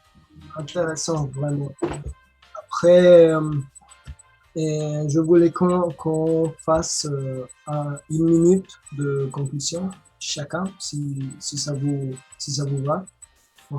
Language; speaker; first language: French; non-native, learner; Spanish